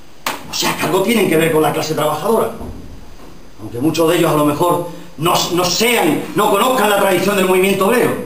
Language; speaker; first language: Spanish; native; Spanish